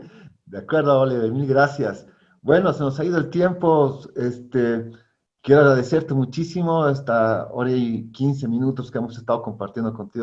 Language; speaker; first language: Spanish; native; Spanish